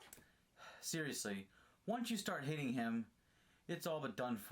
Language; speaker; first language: English; native; English